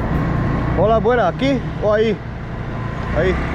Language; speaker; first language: Spanish; non-native, learner; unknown